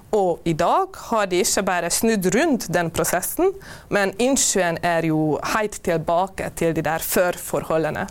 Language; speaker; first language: Norwegian; non-native, fluent; Hungarian